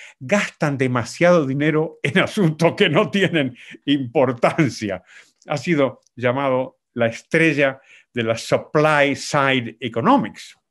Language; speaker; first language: Spanish; native; Spanish